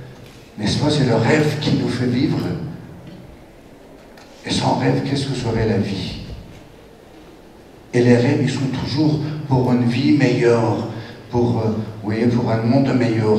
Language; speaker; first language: French; non-native, fluent; Persian